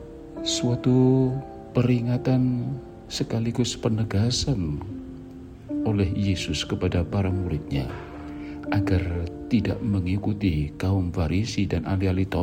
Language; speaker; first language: Indonesian; native; Indonesian